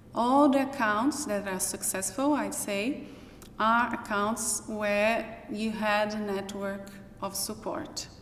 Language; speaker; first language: English; non-native, fluent; Portuguese